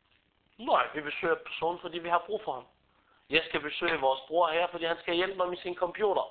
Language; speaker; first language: Danish; early bilingual, other home language; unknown